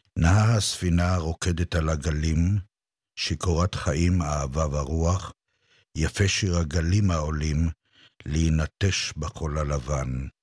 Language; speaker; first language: Hebrew; native; Hebrew